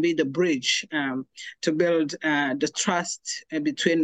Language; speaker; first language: English; non-native, local second language; Kinyarwanda